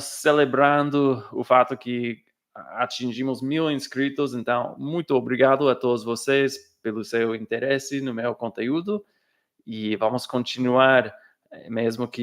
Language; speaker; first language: Portuguese; non-native, fluent; English